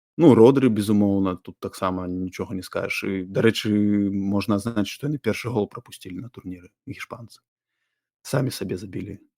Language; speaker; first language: Belarusian; non-native, local second language; Russian